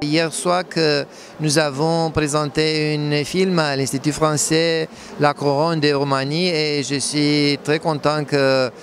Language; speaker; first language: French; non-native, fluent; Romanian